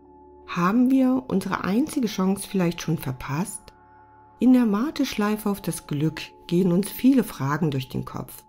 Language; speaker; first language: German; native; German